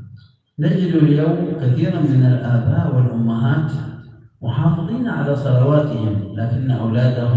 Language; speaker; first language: Arabic; non-native, fluent; Indonesian